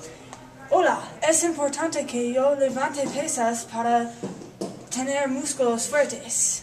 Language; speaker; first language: Spanish; non-native, learner; English